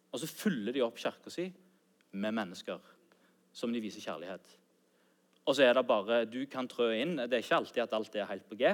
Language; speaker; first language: Norwegian; native; Norwegian